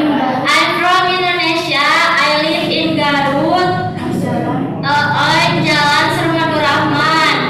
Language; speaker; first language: English; non-native, learner; Indonesian